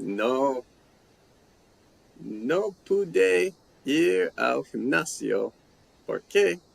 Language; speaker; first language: Spanish; non-native, fluent; English